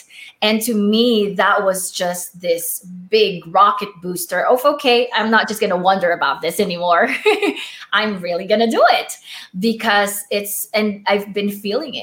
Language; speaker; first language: English; non-native, local second language; Filipino